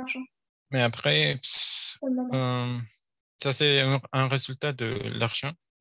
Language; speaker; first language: French; non-native, learner; Spanish